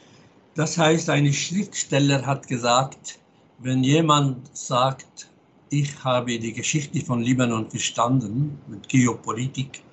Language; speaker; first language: German; non-native, fluent; Arabic